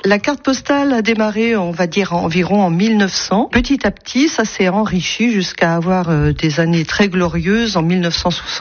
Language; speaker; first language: French; native; French